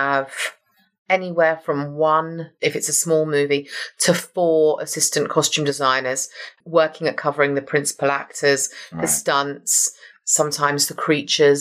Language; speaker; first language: English; native; English